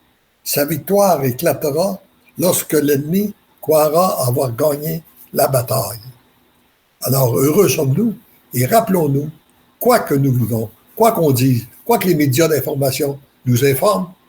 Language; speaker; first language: French; native; French